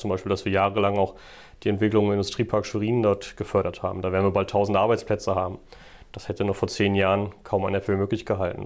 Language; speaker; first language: German; native; German